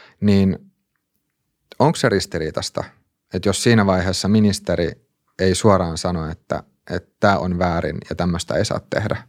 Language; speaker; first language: Finnish; native; Finnish